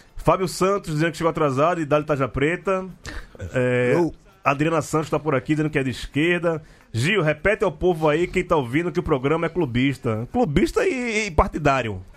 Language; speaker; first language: Portuguese; native; Portuguese